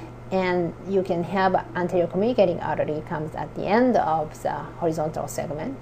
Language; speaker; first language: English; non-native, fluent; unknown